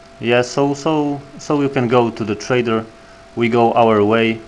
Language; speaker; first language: English; non-native, learner; Polish